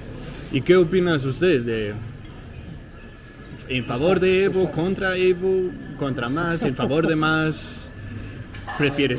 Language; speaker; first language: Spanish; non-native, learner; Danish